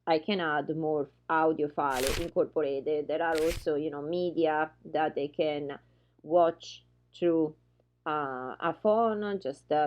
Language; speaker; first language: English; non-native, fluent; Italian